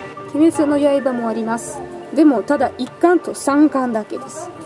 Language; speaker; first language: Japanese; non-native, fluent; Russian